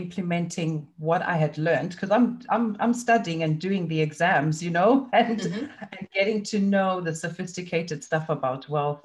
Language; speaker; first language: English; non-native, local second language; Shona